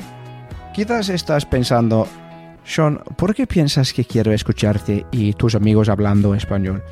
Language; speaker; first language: Spanish; non-native, fluent; English